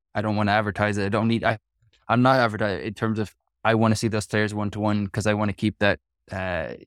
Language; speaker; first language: English; native; English